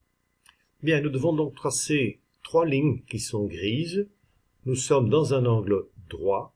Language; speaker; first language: French; native; French